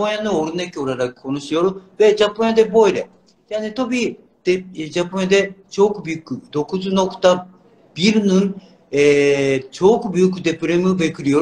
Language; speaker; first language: Turkish; non-native, learner; Japanese